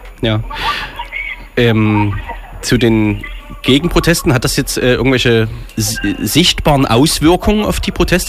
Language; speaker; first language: German; native; German